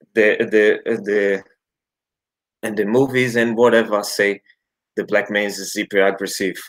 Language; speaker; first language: English; non-native, learner; Portuguese